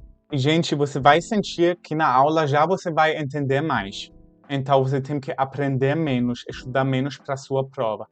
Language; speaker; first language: Portuguese; non-native, fluent; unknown